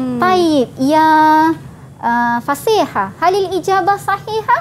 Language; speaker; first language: Arabic; non-native, fluent; Malay